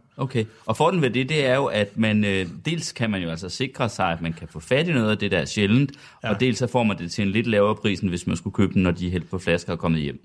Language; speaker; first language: Danish; native; Danish